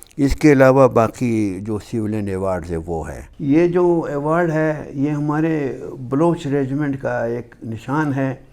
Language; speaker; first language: Urdu; non-native, local second language; Hazaragi